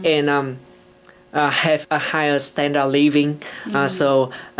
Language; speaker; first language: English; non-native, learner; Vietnamese